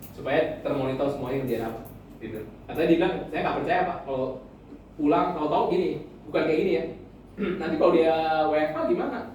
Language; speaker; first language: Indonesian; native; Indonesian